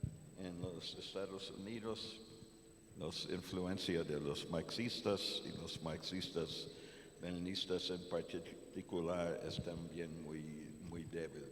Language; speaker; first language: Spanish; non-native, fluent; English